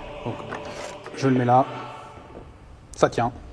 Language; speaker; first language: French; native; French